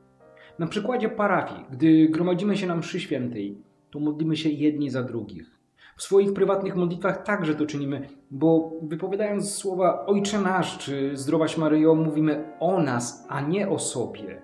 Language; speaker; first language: Polish; native; Polish